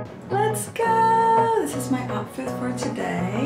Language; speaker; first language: English; non-native, fluent; Indonesian